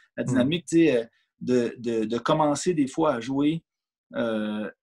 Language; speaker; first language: French; native; French